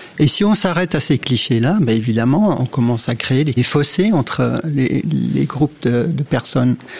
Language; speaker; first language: French; early bilingual, other home language; Dutch